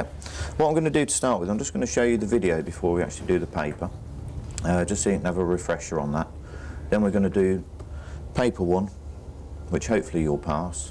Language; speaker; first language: English; native; English